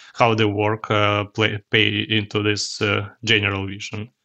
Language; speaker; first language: English; non-native, learner; Russian